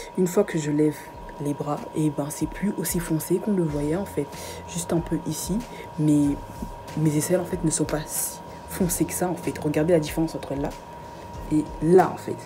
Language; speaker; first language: French; early bilingual, other home language; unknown